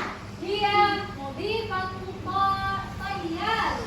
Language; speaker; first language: Arabic; non-native, fluent; Indonesian